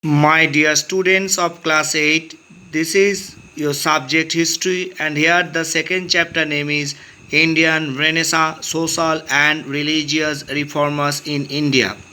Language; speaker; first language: English; non-native, local second language; Bangla